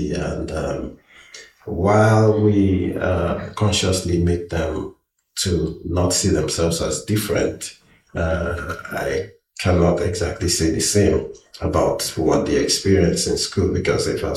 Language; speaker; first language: English; non-native, local second language; Igbo